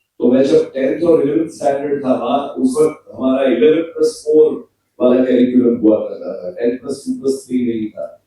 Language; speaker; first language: Hindi; non-native, local second language; Gujarati